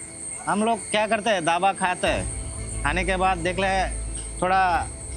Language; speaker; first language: Hindi; non-native, local second language; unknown